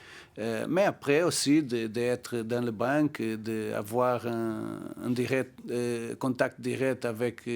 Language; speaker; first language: French; non-native, learner; Portuguese